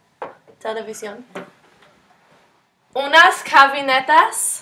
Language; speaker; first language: Spanish; non-native, learner; English